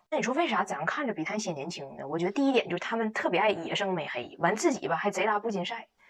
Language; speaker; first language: Chinese; native; Chinese